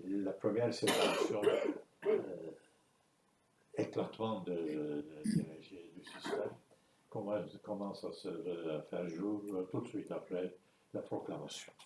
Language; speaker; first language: French; non-native, fluent; Turkish